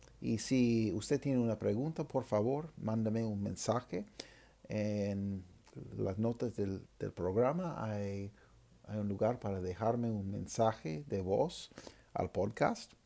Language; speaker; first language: Spanish; non-native, fluent; English